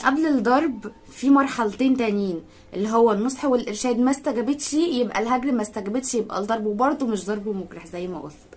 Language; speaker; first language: Arabic; native; Arabic